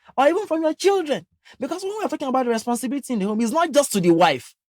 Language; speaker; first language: English; non-native, local second language; Yoruba